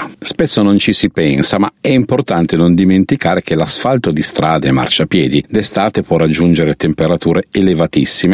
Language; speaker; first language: Italian; native; Italian